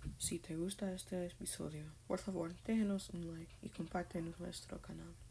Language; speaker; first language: Spanish; non-native, learner; English